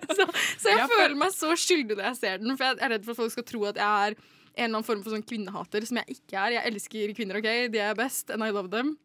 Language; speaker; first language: Norwegian; native; Norwegian